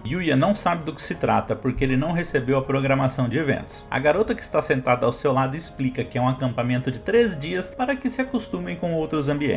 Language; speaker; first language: Portuguese; native; Portuguese